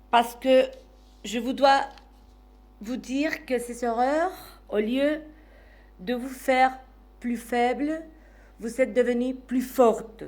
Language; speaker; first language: French; non-native, fluent; Spanish